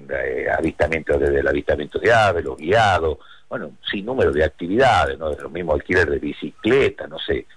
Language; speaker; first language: Spanish; native; Spanish